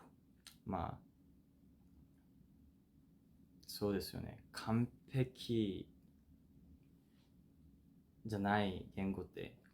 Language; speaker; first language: Japanese; non-native, fluent; Korean